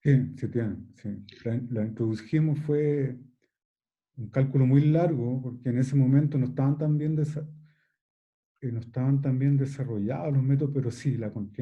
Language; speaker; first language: Spanish; native; Spanish